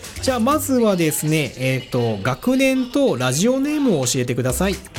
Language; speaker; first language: Japanese; native; Japanese